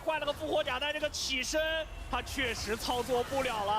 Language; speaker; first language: Chinese; native; Chinese